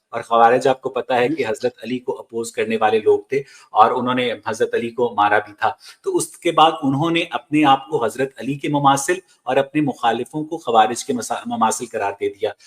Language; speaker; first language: Urdu; native; Urdu